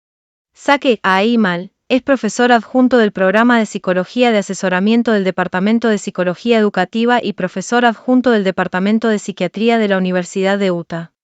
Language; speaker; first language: Spanish; native; Spanish